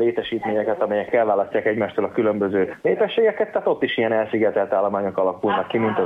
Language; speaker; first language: Hungarian; native; Hungarian